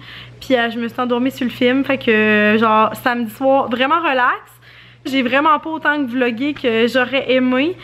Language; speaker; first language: French; native; French